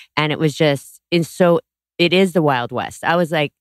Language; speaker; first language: English; native; English